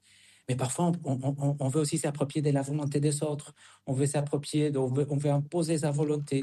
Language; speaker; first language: French; non-native, fluent; Spanish